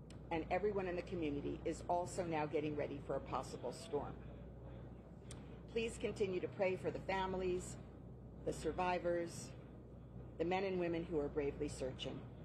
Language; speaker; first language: English; native; English